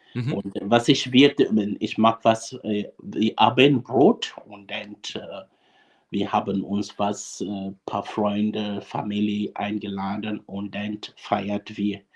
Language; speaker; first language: German; non-native, fluent; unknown